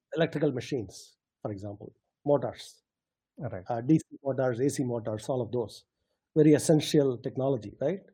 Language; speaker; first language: English; non-native, local second language; Tamil